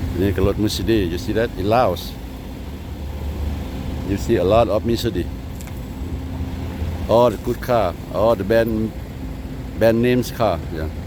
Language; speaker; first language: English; non-native, learner; Lao